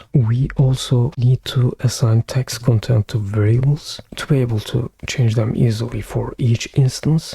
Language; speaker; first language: English; non-native, fluent; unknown